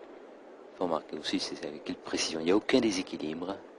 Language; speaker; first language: French; native; French